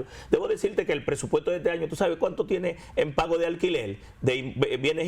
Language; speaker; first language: Spanish; native; Spanish